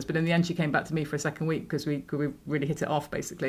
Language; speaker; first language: English; native; English